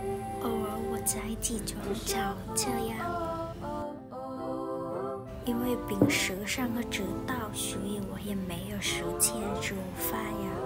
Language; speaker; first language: Chinese; non-native, learner; Vietnamese